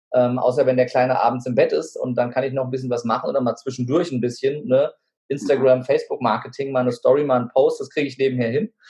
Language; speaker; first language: German; native; German